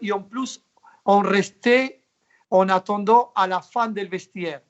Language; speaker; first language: French; non-native, fluent; Spanish